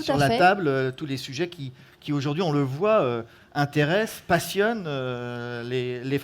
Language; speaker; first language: French; native; French